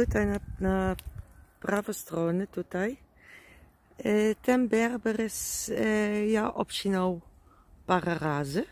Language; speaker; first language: Polish; non-native, learner; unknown